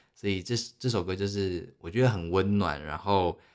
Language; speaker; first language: Chinese; native; Chinese